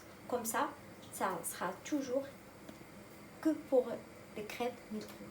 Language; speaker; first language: French; non-native, local second language; Arabic